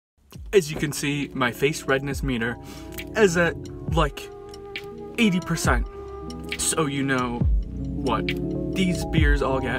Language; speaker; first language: English; native; English